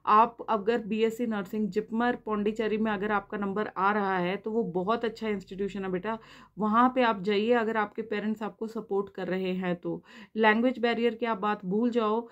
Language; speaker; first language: Hindi; native; Hindi